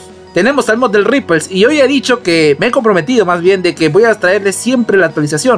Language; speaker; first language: Spanish; native; Spanish